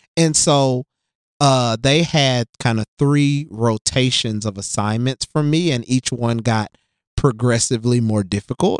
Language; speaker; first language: English; native; English